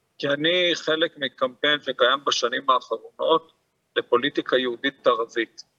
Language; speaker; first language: Hebrew; native; Hebrew